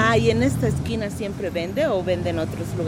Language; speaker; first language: Spanish; native; Spanish